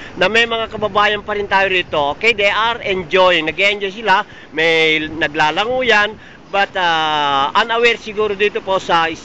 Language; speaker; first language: Filipino; non-native, local second language; Iloko